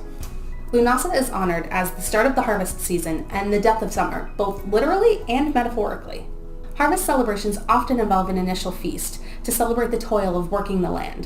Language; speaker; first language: English; native; English